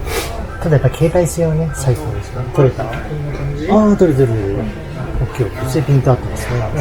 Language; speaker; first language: Japanese; native; Japanese